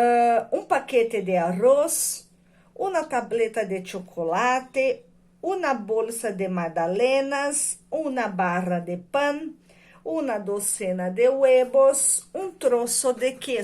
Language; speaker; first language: Spanish; non-native, fluent; Portuguese